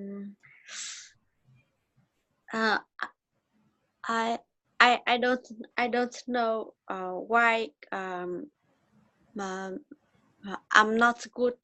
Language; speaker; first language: English; non-native, learner; Vietnamese